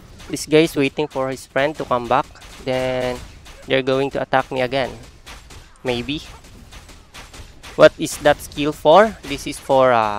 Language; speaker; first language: English; non-native, local second language; Filipino